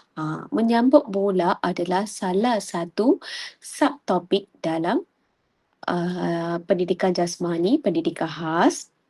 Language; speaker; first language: Malay; non-native, local second language; Tamil